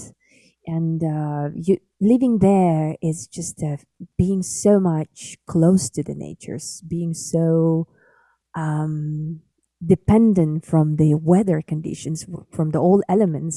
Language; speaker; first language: English; non-native, fluent; Yakut